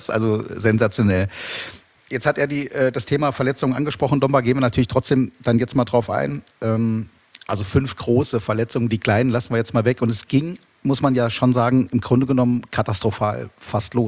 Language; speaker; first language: German; native; German